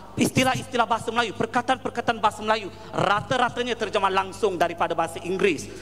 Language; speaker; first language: Malay; non-native, local second language; Tamil